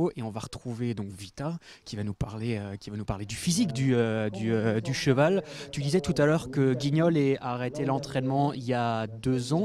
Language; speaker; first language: French; native; French